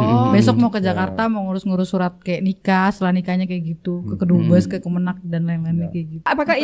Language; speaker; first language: Indonesian; native; Indonesian